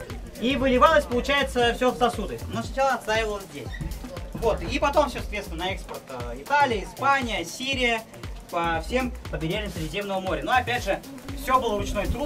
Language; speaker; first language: Russian; native; Russian